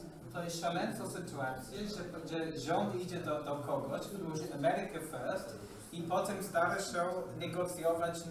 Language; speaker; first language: Polish; non-native, learner; English